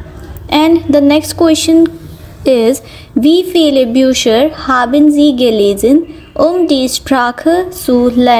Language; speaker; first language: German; non-native, fluent; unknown